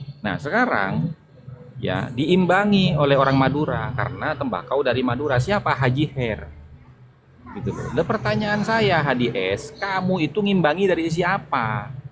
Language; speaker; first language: Indonesian; non-native, local second language; Madurese